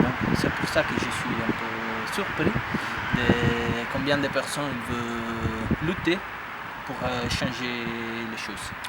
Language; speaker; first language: French; non-native, fluent; Italian